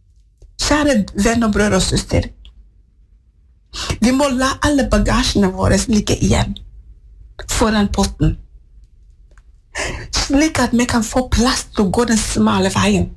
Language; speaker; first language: Norwegian; non-native, fluent; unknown